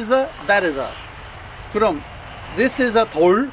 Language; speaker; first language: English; non-native, fluent; Korean